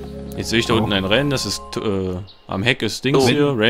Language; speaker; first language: German; native; German